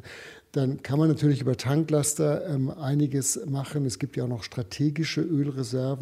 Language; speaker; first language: German; native; German